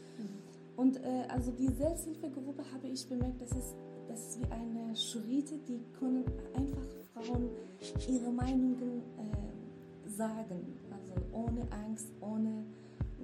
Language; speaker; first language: German; non-native, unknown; Kurdish